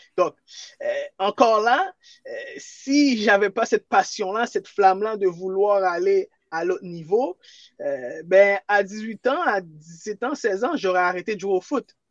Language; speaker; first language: French; early bilingual, other home language; Haitian Creole